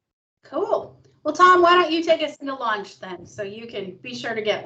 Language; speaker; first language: English; native; English